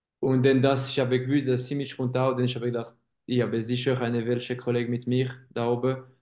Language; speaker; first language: German; non-native, local second language; French